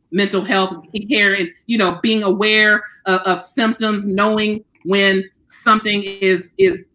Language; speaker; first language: English; native; English